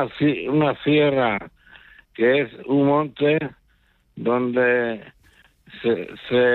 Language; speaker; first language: Spanish; non-native, local second language; Basque